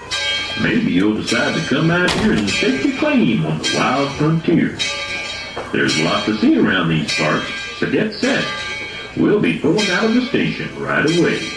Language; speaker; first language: English; native; English